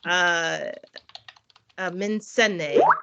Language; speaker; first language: Arabic; non-native, learner; English